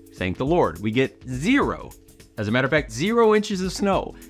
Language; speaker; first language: English; native; English